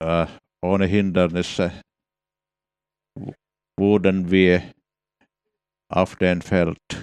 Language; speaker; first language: German; non-native, fluent; Finnish